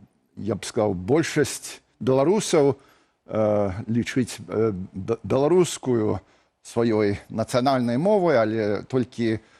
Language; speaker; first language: Belarusian; non-native, fluent; English